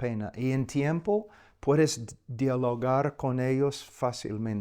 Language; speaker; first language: Spanish; non-native, fluent; English